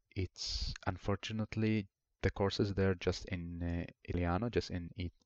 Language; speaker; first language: English; non-native, fluent; Arabic